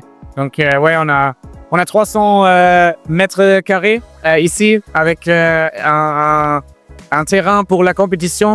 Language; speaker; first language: French; non-native, fluent; German